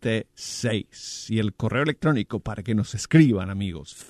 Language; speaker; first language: Spanish; native; Spanish